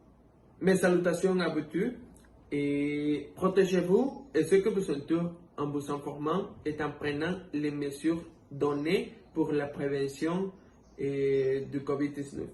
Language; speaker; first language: French; non-native, fluent; Spanish